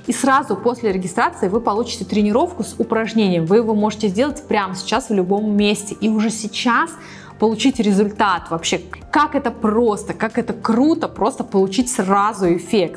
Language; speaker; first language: Russian; native; Russian